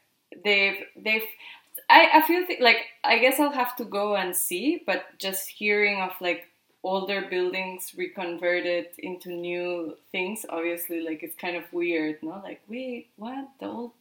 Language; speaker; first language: English; non-native, fluent; Spanish